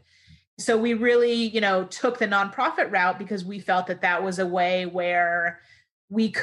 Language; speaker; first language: English; native; English